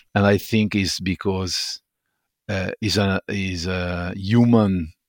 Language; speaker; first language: English; non-native, fluent; Italian